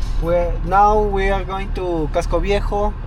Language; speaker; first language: English; non-native, learner; Spanish